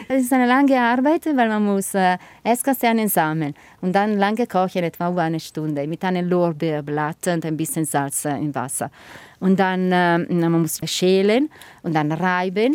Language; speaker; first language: German; non-native, fluent; Italian